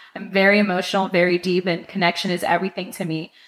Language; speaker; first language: English; native; English